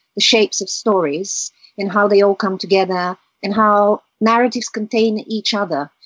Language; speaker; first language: English; early bilingual, other home language; Bulgarian